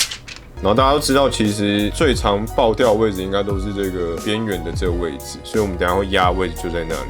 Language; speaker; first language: Chinese; native; Chinese